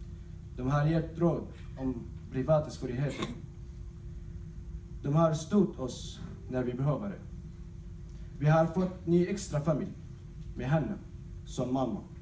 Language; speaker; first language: Swedish; non-native, learner; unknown